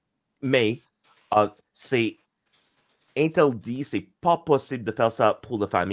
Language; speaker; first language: French; non-native, local second language; English